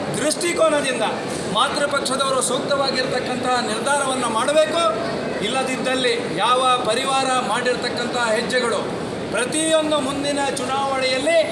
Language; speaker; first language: Kannada; native; Kannada